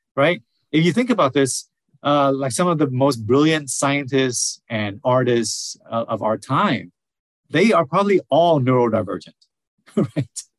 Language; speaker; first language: English; early bilingual, other home language; Vietnamese